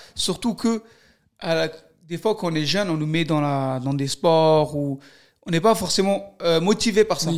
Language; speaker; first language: French; early bilingual, other home language; Kurdish